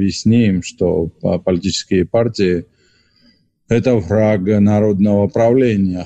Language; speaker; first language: Russian; non-native, local second language; Georgian